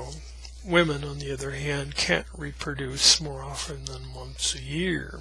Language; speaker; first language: English; native; English